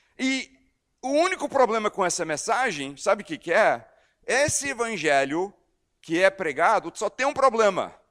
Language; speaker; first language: Portuguese; non-native, fluent; English